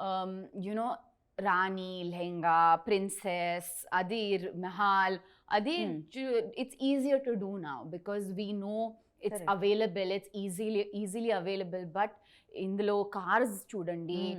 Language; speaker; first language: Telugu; non-native, local second language; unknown